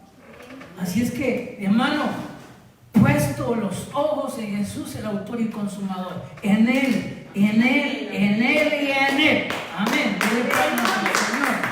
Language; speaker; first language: Spanish; native; Spanish